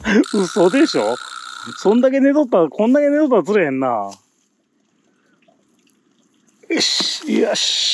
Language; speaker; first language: Japanese; native; Japanese